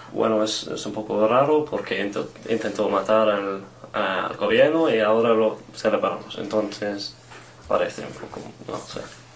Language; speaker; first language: Spanish; non-native, fluent; English